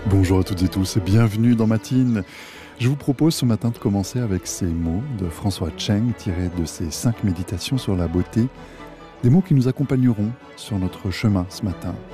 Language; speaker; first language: French; native; French